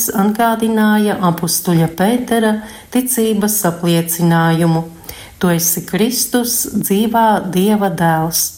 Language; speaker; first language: Latvian; native; Latvian